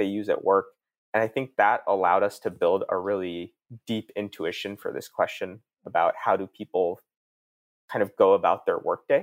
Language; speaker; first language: English; native; English